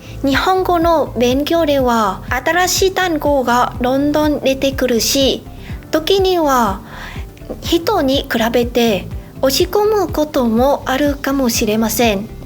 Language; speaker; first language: Japanese; non-native, learner; Vietnamese